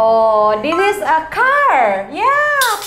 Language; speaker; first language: English; non-native, learner; Indonesian